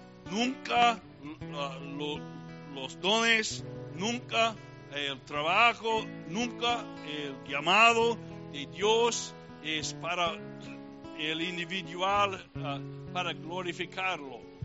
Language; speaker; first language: Spanish; non-native, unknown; English